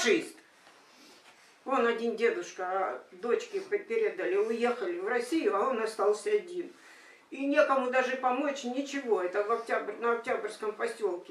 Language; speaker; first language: Russian; native; Russian